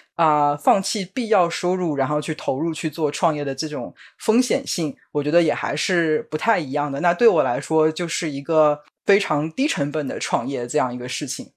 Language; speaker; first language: Chinese; native; Chinese